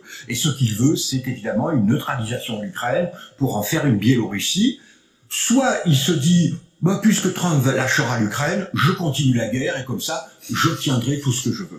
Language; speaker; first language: French; native; French